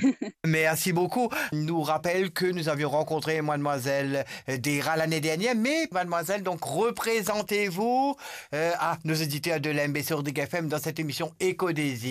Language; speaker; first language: French; non-native, local second language; Morisyen